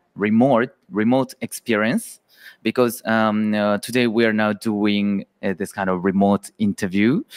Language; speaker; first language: English; non-native, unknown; Japanese